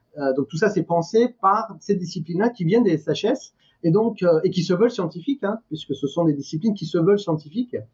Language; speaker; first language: French; non-native, fluent; Persian